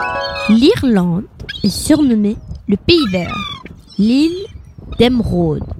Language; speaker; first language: French; non-native, learner; English